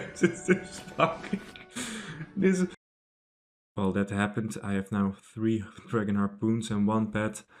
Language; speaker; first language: English; non-native, fluent; Dutch